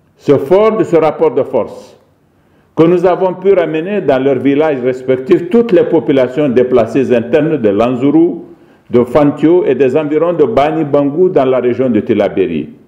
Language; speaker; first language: French; non-native, local second language; Arabic